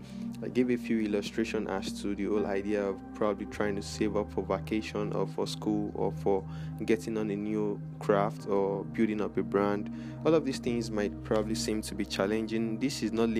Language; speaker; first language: English; non-native, local second language; Yoruba